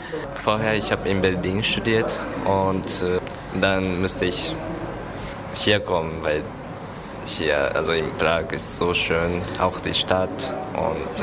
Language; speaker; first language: German; non-native, learner; Japanese